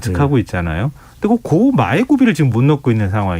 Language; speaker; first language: Korean; native; Korean